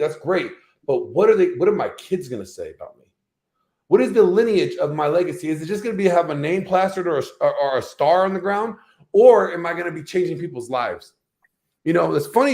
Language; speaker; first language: English; native; English